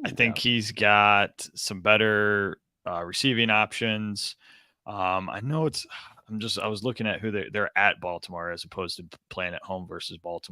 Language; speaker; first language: English; native; English